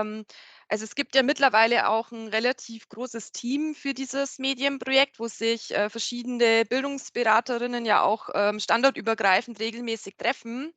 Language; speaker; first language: German; native; German